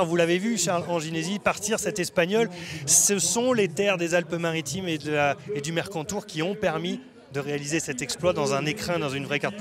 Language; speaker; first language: French; native; French